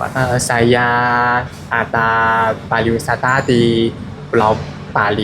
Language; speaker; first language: Indonesian; non-native, learner; Chinese